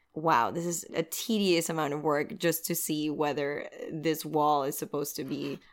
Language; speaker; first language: English; non-native, fluent; Spanish